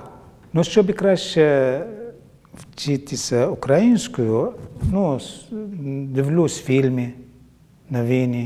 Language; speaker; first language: Ukrainian; non-native, learner; Arabic